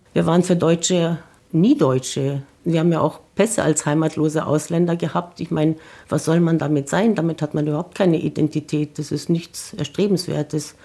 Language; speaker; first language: German; native; German